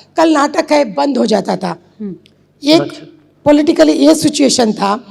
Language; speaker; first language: Hindi; non-native, local second language; Marathi